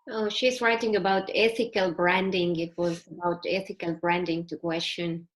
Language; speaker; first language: English; non-native, fluent; Estonian